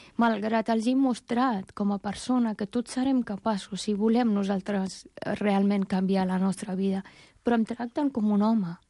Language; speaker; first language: Catalan; non-native, fluent; Persian